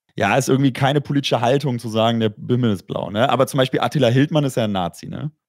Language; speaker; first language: German; native; German